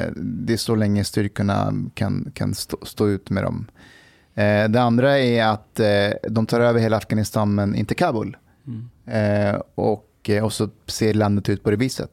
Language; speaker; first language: Swedish; early bilingual, other home language; Persian